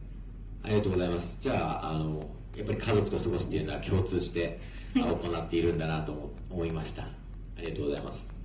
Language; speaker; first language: Japanese; native; Japanese